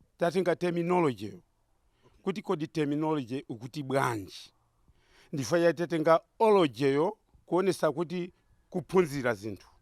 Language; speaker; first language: Nyanja; non-native, local second language; Tumbuka